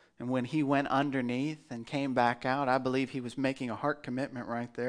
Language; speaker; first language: English; native; English